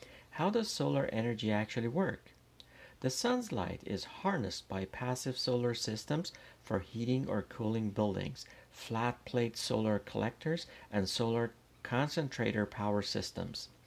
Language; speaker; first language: English; non-native, fluent; Persian